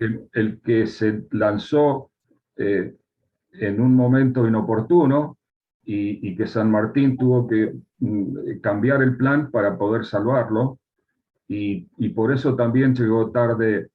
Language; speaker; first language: Spanish; native; Spanish